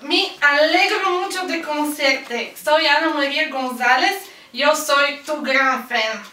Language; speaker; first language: Spanish; non-native, learner; Bulgarian